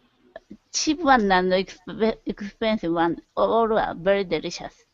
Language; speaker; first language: English; non-native, learner; Japanese